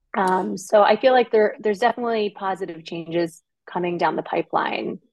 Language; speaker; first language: English; native; English